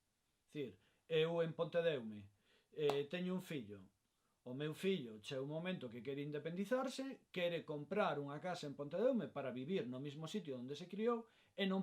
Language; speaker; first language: Galician; non-native, local second language; Spanish